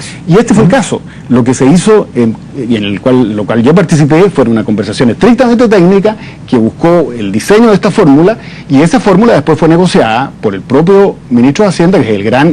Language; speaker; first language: Spanish; native; Spanish